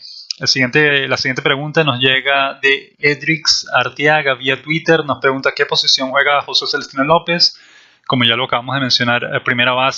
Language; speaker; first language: Spanish; native; Spanish